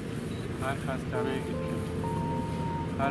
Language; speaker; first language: Turkish; non-native, learner; Turkmen